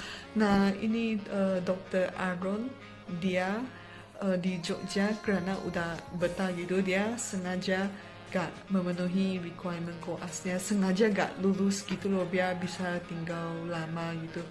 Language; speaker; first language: Indonesian; non-native, fluent; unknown